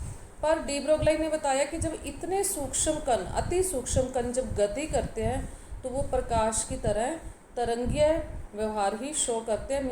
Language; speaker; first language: Hindi; native; Hindi